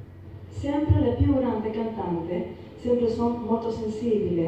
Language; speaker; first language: Italian; non-native, learner; Spanish